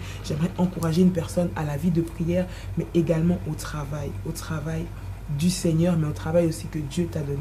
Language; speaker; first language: French; non-native, local second language; Lingala